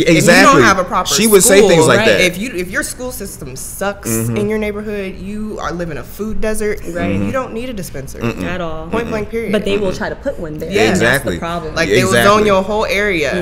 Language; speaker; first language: English; native; English